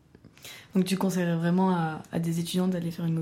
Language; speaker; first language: French; native; French